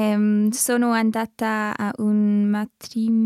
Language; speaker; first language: Italian; non-native, learner; English